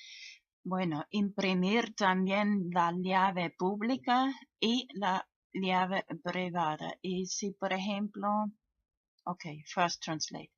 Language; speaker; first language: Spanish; non-native, fluent; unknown